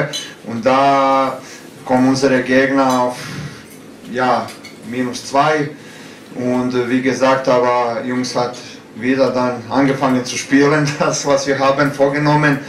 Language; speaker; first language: German; non-native, learner; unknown